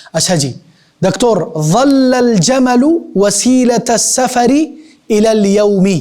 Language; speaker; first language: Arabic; non-native, fluent; Urdu